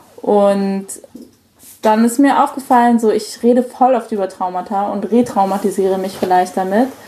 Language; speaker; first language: German; early bilingual, other home language; Chinese